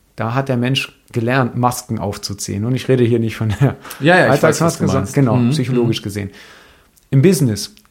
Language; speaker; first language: German; native; German